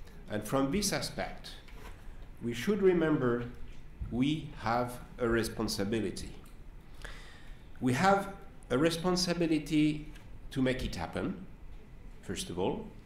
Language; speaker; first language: English; non-native, fluent; French